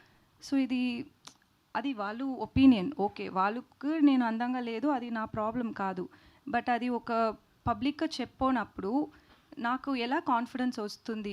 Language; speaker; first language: Telugu; non-native, learner; Tamil